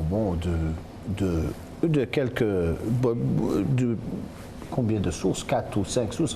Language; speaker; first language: French; non-native, local second language; English